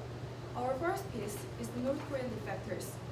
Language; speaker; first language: English; non-native, learner; Korean